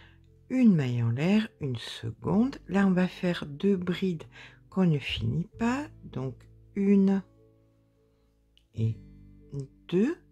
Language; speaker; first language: French; native; French